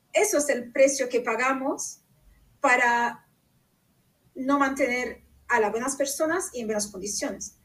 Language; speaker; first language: Spanish; non-native, fluent; Arabic